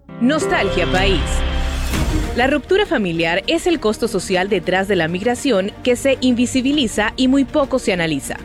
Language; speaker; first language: Spanish; native; Spanish